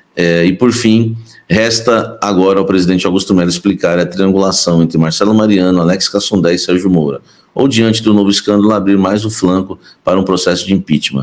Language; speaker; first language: Portuguese; native; Portuguese